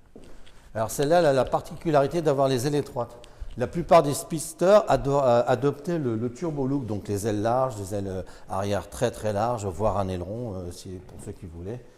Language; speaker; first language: French; native; French